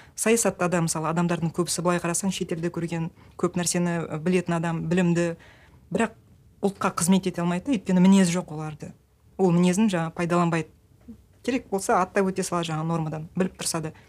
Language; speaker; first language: Kazakh; native; Kazakh